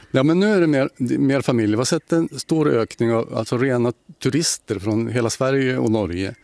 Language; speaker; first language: Swedish; native; Swedish